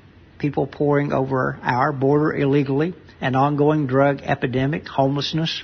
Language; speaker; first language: English; native; English